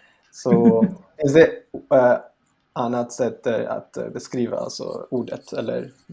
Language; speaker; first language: Swedish; non-native, fluent; Spanish